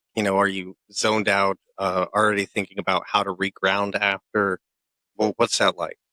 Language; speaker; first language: English; native; English